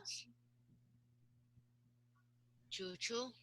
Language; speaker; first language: English; non-native, learner; Vietnamese